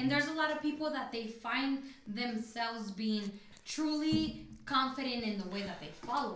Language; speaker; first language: English; early bilingual, other home language; Spanish